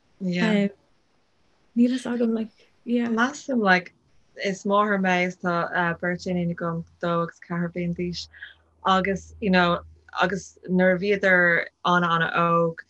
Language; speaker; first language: Irish; non-native, local second language; English